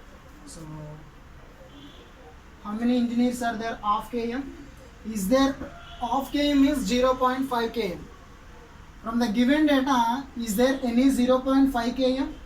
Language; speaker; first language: English; non-native, local second language; Telugu